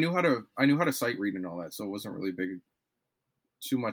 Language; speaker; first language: English; native; English